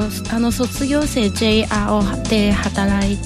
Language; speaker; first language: Japanese; non-native, fluent; Chinese